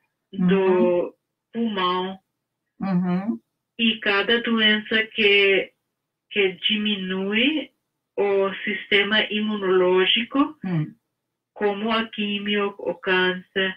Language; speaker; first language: Portuguese; non-native, fluent; English